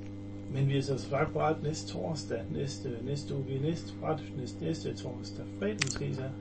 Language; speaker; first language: Danish; native; Danish